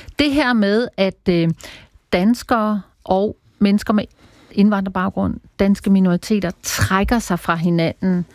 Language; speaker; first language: Danish; native; Danish